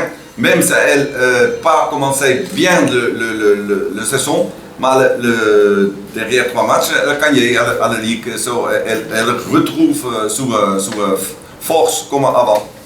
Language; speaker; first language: French; non-native, learner; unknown